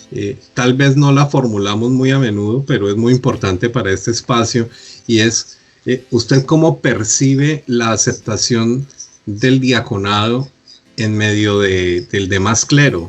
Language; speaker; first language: Spanish; native; Spanish